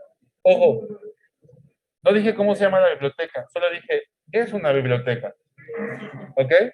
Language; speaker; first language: Spanish; native; Spanish